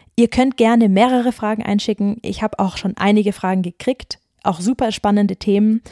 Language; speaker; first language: German; native; German